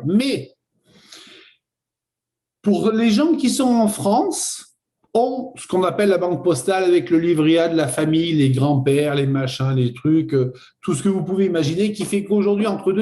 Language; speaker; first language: French; native; French